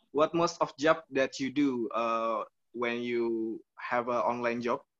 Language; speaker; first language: English; non-native, learner; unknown